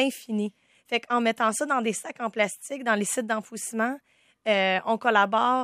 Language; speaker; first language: French; native; French